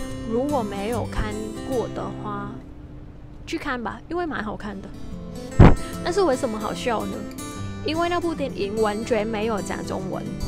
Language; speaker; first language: Chinese; non-native, fluent; Vietnamese